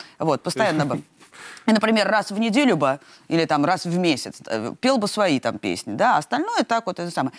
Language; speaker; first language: Russian; native; Russian